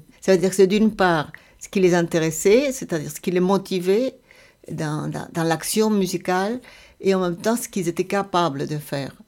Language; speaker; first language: French; non-native, fluent; Spanish